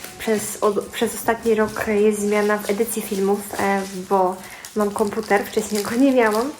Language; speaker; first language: Polish; native; Polish